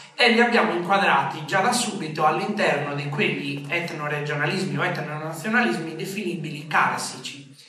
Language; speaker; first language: Italian; native; Italian